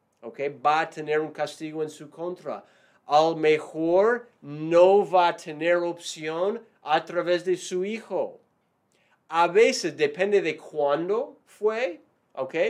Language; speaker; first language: Spanish; non-native, fluent; English